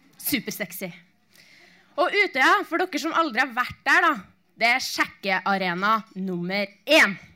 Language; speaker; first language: Norwegian; native; Norwegian